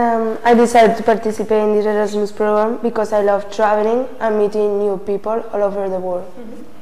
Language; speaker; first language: English; non-native, learner; Spanish